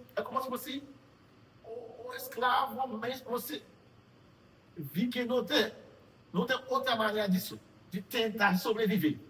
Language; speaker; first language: Portuguese; non-native, fluent; Haitian Creole